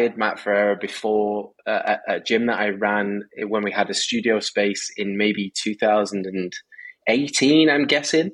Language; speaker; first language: English; native; English